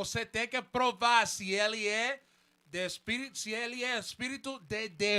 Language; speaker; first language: Portuguese; non-native, learner; Spanish